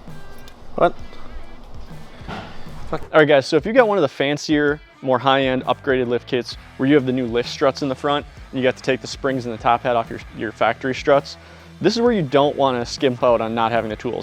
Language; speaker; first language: English; native; English